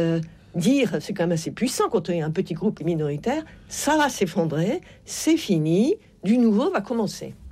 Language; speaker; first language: French; native; French